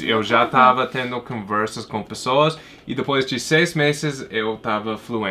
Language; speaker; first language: Portuguese; non-native, fluent; English